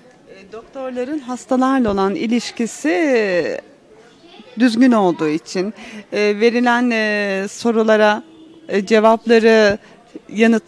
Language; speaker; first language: Turkish; native; Turkish